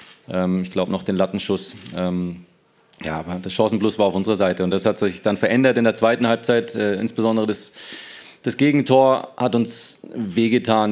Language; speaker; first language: German; native; German